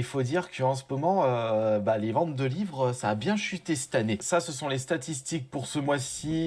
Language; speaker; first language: French; native; French